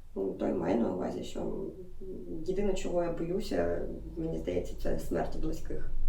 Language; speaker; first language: Ukrainian; non-native, local second language; Russian